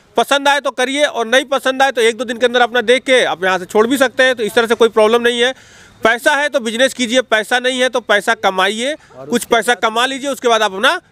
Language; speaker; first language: Hindi; native; Hindi